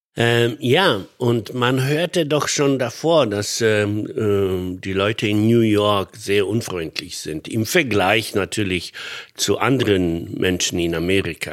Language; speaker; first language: German; non-native, fluent; Polish